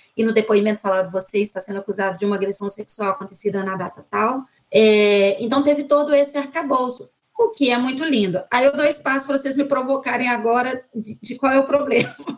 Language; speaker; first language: Portuguese; native; Portuguese